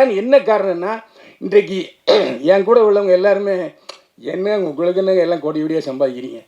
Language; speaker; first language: Tamil; native; Tamil